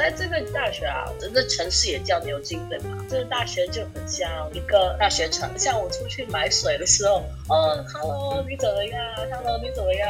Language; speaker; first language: Chinese; non-native, fluent; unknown